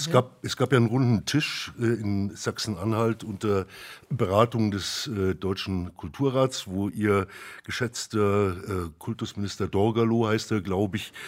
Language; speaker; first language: German; native; German